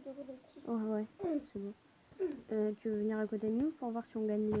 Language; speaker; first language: French; native; French